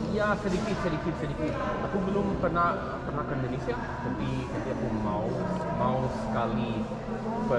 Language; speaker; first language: Indonesian; non-native, learner; English